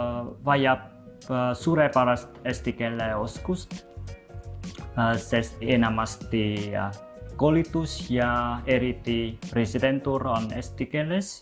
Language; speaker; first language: Estonian; non-native, fluent; Vietnamese